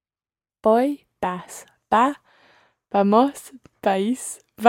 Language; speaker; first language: Spanish; non-native, learner; English